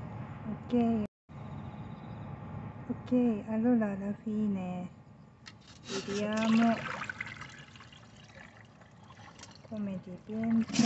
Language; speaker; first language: Italian; non-native, learner; Japanese